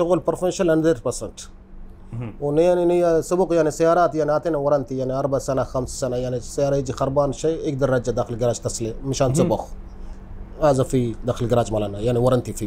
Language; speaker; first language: Arabic; non-native, learner; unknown